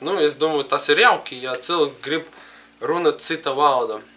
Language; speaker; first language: Latvian; non-native, learner; Russian